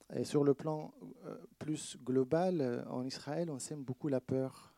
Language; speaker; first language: French; non-native, fluent; Arabic